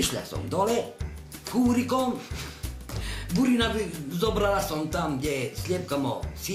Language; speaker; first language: Slovak; non-native, local second language; Hungarian